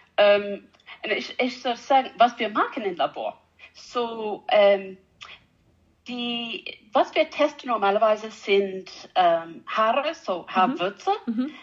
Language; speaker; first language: German; non-native, learner; English